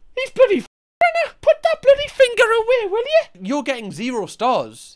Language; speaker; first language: English; native; English